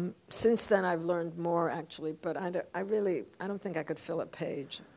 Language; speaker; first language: English; early bilingual, other home language; Polish